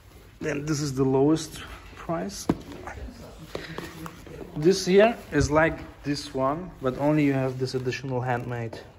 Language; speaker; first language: English; non-native, fluent; German